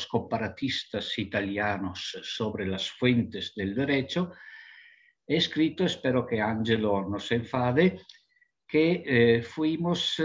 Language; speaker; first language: Spanish; non-native, fluent; Italian